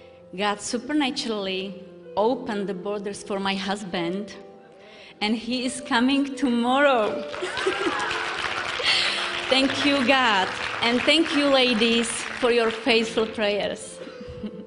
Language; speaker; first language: English; non-native, learner; Czech